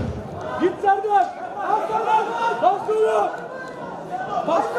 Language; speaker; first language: Turkish; native; Turkish